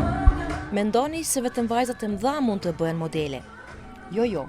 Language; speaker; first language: Albanian; native; Albanian